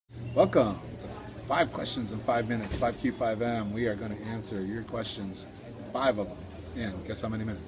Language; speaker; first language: English; native; English